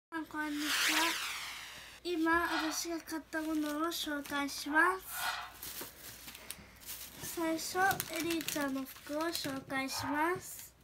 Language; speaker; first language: Japanese; early bilingual, other home language; Portuguese